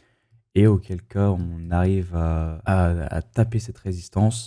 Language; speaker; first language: French; native; French